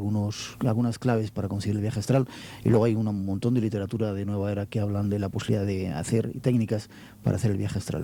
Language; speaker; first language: Spanish; native; Spanish